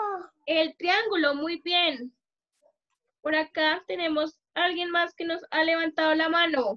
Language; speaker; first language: Spanish; native; Spanish